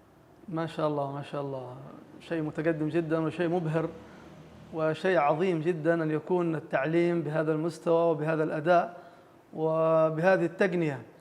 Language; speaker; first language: Arabic; native; Arabic